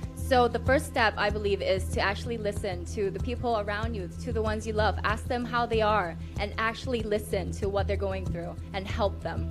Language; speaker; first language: English; non-native, fluent; Thai